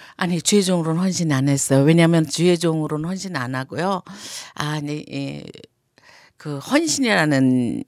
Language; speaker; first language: Korean; native; Korean